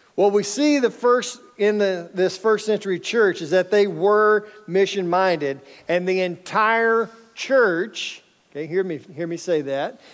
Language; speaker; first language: English; native; English